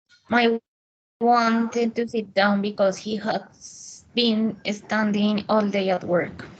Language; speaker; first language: English; non-native, learner; Spanish